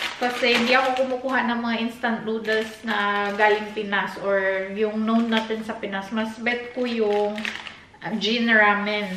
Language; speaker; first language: Filipino; non-native, local second language; Cebuano